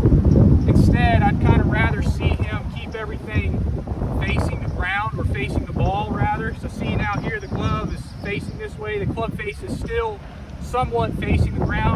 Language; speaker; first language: English; native; English